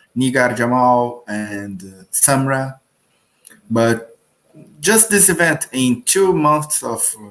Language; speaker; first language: English; non-native, learner; Portuguese